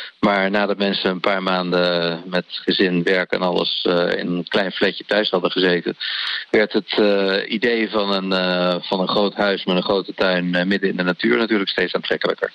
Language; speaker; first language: Dutch; native; Dutch